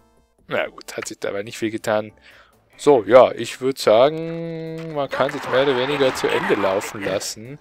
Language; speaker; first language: German; native; German